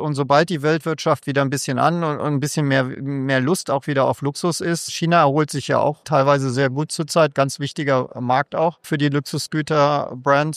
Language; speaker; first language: German; native; German